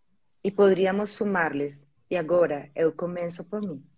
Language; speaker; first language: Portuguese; non-native, learner; Spanish